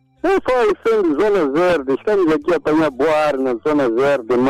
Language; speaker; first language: Portuguese; non-native, local second language; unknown